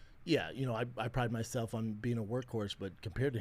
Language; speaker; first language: English; native; English